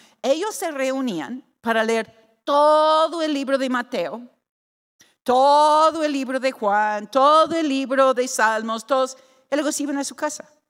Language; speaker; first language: Spanish; non-native, fluent; English